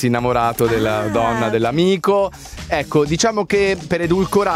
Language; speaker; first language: Italian; native; Italian